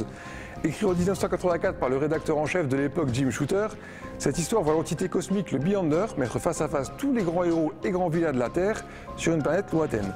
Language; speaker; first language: French; native; French